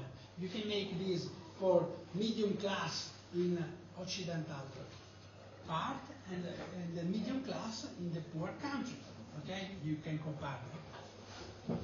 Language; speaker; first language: English; non-native, learner; Italian